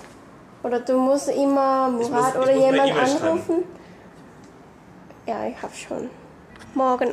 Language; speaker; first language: German; non-native, learner; Korean